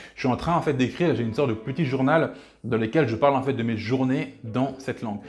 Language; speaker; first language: French; early bilingual, other home language; Lingala